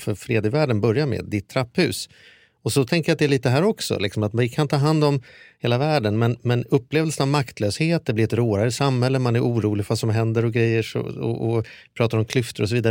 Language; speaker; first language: Swedish; native; Swedish